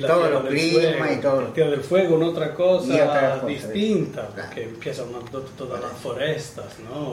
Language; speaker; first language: Spanish; non-native, learner; Italian